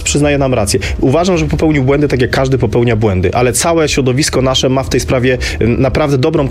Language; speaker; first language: Polish; native; Polish